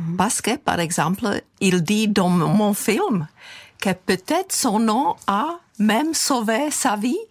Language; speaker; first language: French; non-native, fluent; Czech